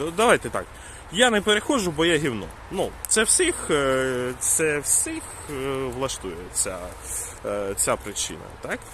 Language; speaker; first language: Ukrainian; non-native, local second language; Russian